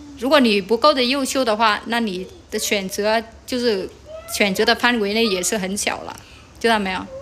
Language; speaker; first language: Chinese; non-native, fluent; Vietnamese